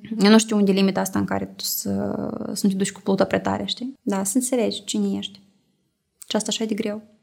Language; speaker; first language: Romanian; native; Romanian